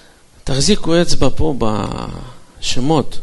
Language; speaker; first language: Hebrew; non-native, fluent; Russian